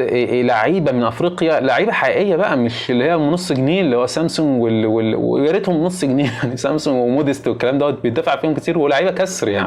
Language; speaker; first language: Arabic; native; Arabic